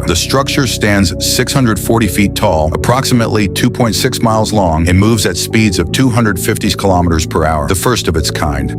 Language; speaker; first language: English; native; English